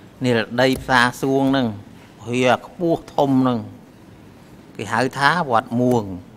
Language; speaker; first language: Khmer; native; Khmer